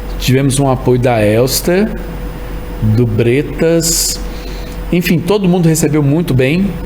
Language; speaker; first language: Portuguese; native; Portuguese